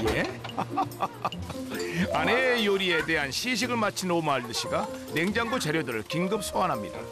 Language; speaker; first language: Korean; native; Korean